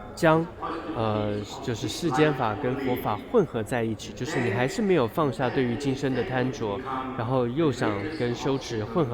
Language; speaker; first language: Chinese; native; Chinese